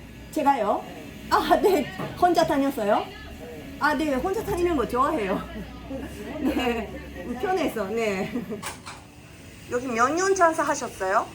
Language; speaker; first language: Korean; non-native, fluent; Japanese